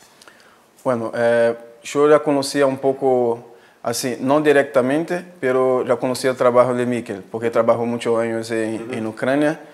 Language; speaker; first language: Spanish; non-native, fluent; Portuguese